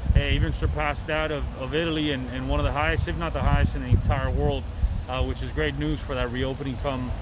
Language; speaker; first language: English; early bilingual, other home language; Spanish